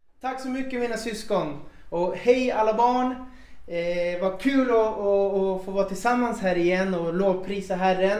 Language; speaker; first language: Swedish; native; Swedish